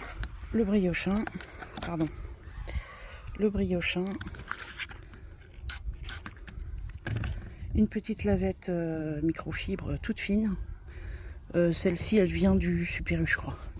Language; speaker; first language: French; native; French